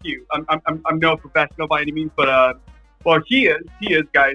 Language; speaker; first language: English; non-native, fluent; Japanese